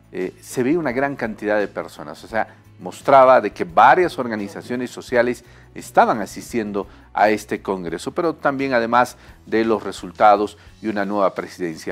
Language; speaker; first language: Spanish; native; Spanish